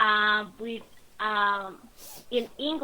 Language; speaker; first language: English; non-native, learner; Spanish